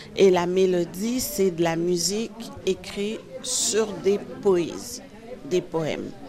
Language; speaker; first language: French; early bilingual, other home language; Haitian Creole